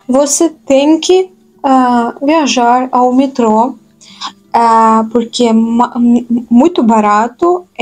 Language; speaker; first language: Portuguese; non-native, fluent; Russian